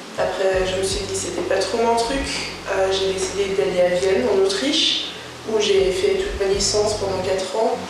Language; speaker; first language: French; non-native, local second language; Luxembourgish